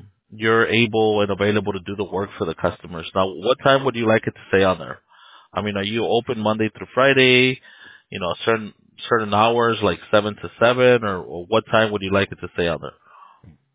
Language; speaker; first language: English; early bilingual, other home language; Spanish